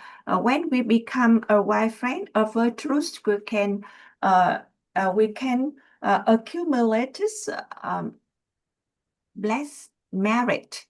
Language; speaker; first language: English; non-native, learner; Vietnamese